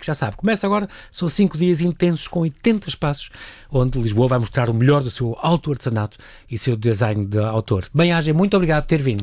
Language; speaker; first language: Portuguese; native; Portuguese